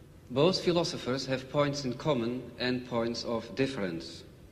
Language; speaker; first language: English; non-native, fluent; Dutch